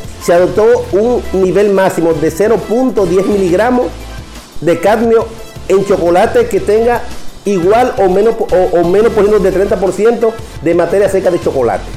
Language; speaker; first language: Spanish; native; Spanish